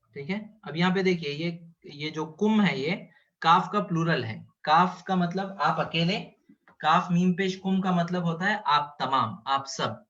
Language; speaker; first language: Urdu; native; Urdu